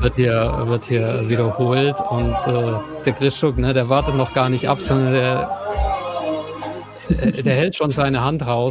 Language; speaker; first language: German; native; German